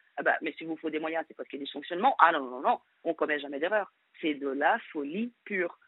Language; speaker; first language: French; non-native, fluent; Portuguese